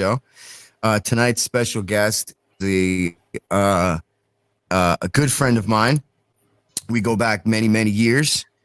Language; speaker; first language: English; native; English